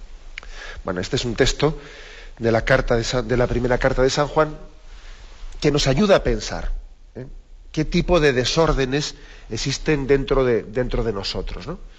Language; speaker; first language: Spanish; native; Spanish